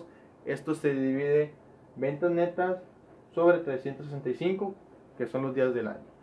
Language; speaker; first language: Spanish; native; Spanish